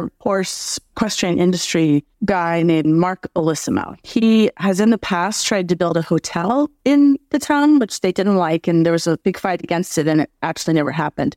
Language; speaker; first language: English; native; English